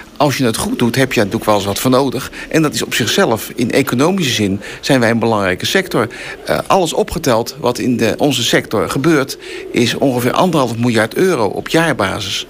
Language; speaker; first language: Dutch; native; Dutch